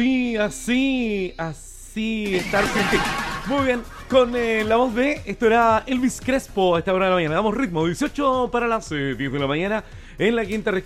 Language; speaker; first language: Spanish; native; Spanish